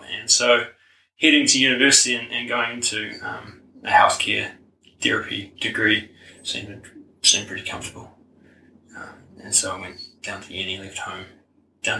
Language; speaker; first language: English; native; English